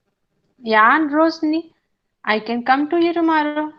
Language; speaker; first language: English; non-native, learner; Hindi